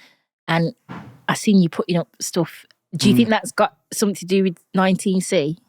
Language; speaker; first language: English; native; English